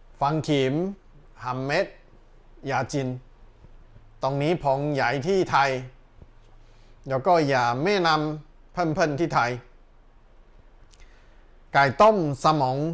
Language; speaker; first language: Thai; non-native, learner; Chinese